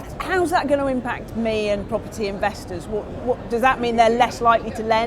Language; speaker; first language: English; native; English